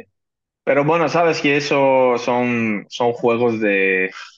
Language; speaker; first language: Spanish; non-native, fluent; Greek